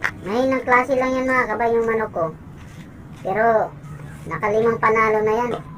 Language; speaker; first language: Filipino; non-native, local second language; Cebuano